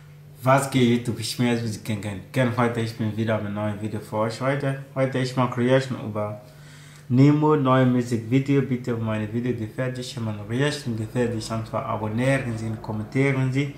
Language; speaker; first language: German; non-native, learner; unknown